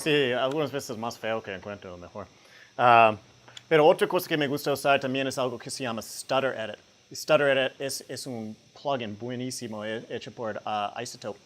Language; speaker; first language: Spanish; non-native, fluent; English